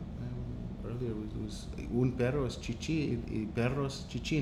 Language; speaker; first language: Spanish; non-native, learner; English